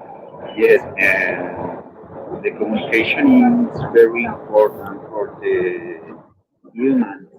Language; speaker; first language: English; non-native, learner; Spanish